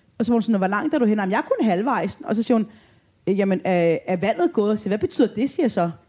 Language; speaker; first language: Danish; early bilingual, other home language; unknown